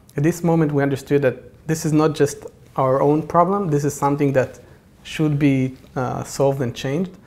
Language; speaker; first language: English; non-native, fluent; Hebrew